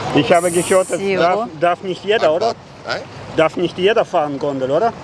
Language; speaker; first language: German; non-native, fluent; Russian